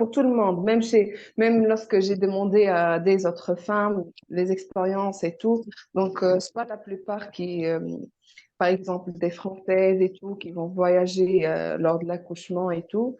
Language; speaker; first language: French; non-native, fluent; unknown